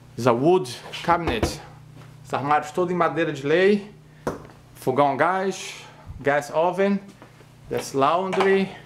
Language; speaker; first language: English; non-native, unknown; Portuguese